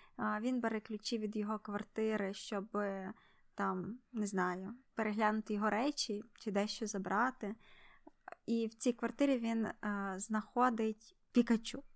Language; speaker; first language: Ukrainian; native; Ukrainian